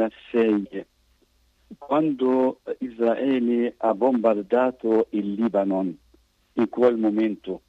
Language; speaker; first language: Italian; non-native, fluent; Arabic